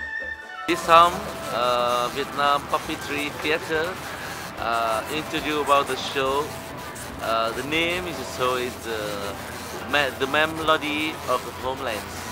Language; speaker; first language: English; non-native, learner; Vietnamese